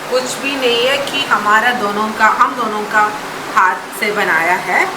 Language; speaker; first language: Hindi; non-native, local second language; Malayalam